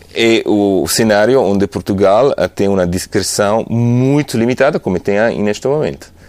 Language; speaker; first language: Portuguese; non-native, fluent; Italian